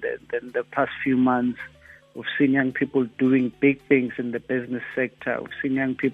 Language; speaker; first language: English; non-native, local second language; Xhosa